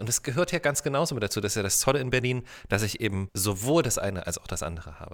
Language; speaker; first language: German; native; German